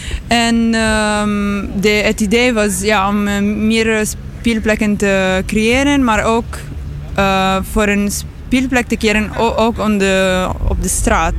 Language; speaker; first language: Dutch; non-native, learner; Italian